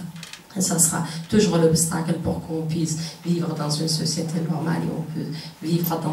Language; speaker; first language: French; non-native, fluent; Kurdish